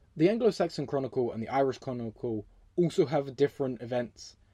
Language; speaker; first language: English; native; English